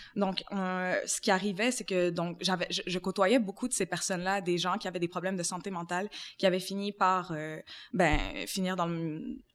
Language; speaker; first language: French; native; French